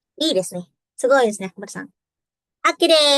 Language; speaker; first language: Japanese; non-native, fluent; Indonesian